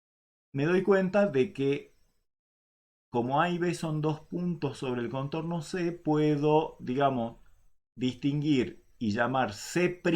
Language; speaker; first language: Spanish; native; Spanish